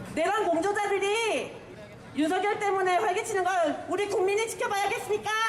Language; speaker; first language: Korean; non-native, fluent; Japanese